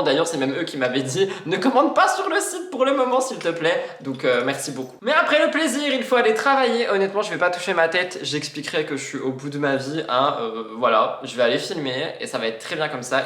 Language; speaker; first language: French; native; French